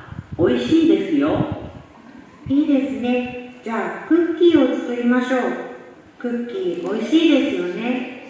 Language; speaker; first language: Japanese; non-native, learner; Indonesian